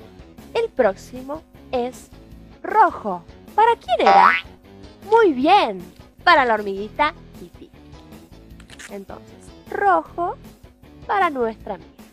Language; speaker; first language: Spanish; native; Spanish